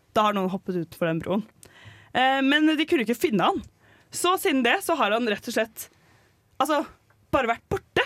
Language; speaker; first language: Norwegian; native; Norwegian